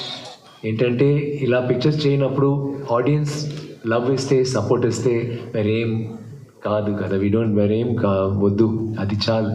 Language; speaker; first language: Telugu; non-native, learner; Tamil